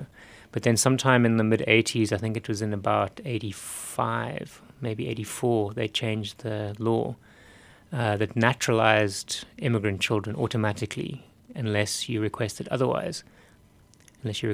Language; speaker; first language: English; native; English